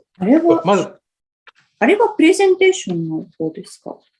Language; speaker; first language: Japanese; non-native, fluent; Russian